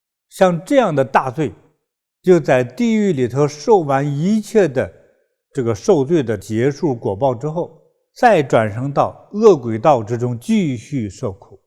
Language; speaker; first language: Chinese; native; Chinese